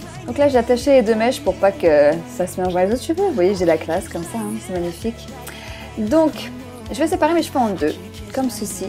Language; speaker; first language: French; native; French